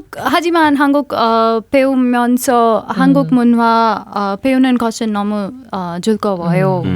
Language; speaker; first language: Korean; non-native, learner; Hindi